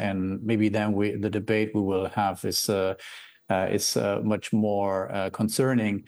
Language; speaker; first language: English; non-native, fluent; German